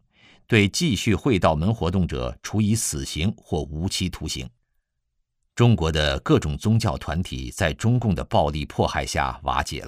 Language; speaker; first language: Chinese; native; Chinese